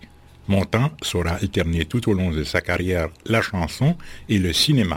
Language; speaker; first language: French; native; French